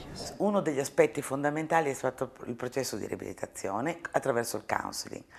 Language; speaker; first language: Italian; native; Italian